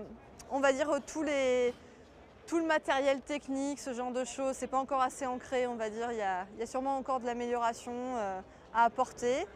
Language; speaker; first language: French; native; French